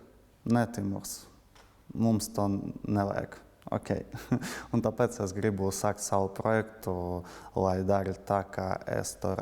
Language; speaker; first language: Latvian; non-native, local second language; Russian